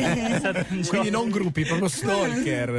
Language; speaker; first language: Italian; native; Italian